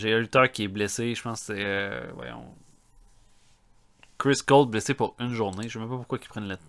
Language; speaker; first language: French; native; French